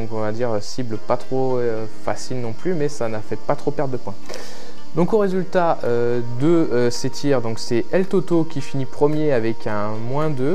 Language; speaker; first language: French; native; French